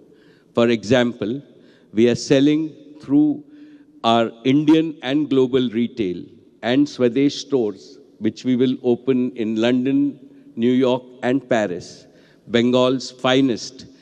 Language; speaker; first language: English; non-native, local second language; Gujarati